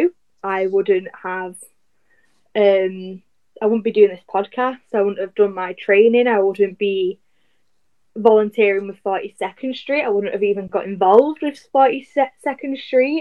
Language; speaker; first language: English; native; English